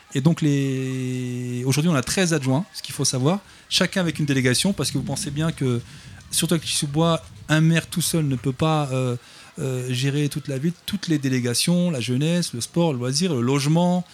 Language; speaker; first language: French; native; French